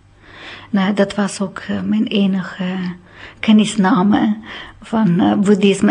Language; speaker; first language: Dutch; non-native, fluent; Romanian